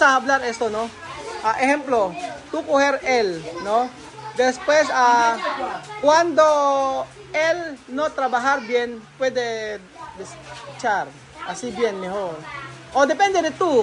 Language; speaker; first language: Spanish; non-native, learner; Filipino